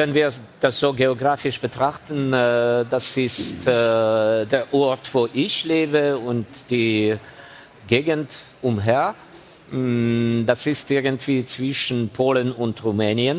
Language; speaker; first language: German; non-native, fluent; Ukrainian